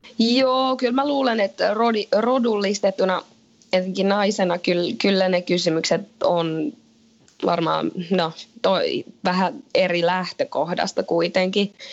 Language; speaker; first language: Finnish; native; Finnish